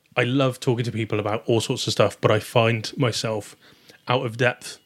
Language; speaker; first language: English; native; English